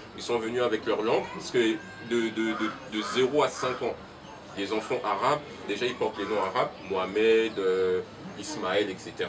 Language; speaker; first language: French; early bilingual, other home language; Lingala